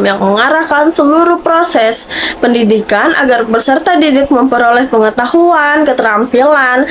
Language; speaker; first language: Indonesian; native; Indonesian